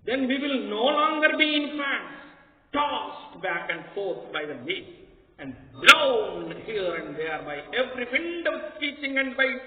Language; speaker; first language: English; non-native, local second language; Telugu